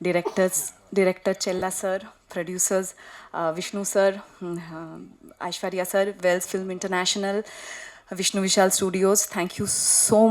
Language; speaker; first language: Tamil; non-native, learner; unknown